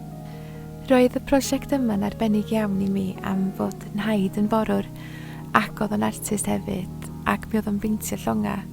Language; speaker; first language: Welsh; native; Welsh